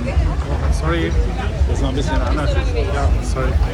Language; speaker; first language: German; non-native, fluent; Persian